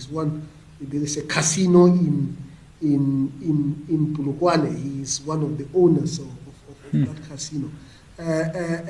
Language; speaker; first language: English; non-native, local second language; Venda